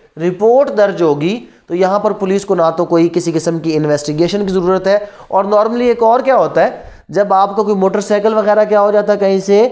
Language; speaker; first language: Urdu; non-native, local second language; Punjabi